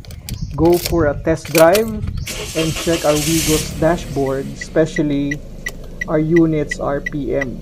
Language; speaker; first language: English; non-native, local second language; Filipino